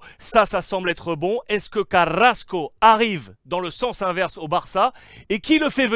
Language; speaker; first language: French; native; French